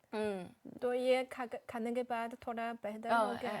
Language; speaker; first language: Hindi; non-native, fluent; Chinese